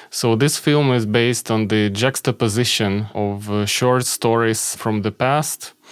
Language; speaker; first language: English; non-native, fluent; Ukrainian